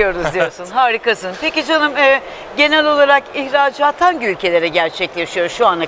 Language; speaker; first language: Turkish; native; Turkish